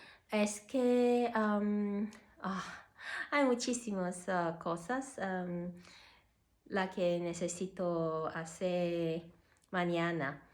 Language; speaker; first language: Spanish; non-native, learner; Cantonese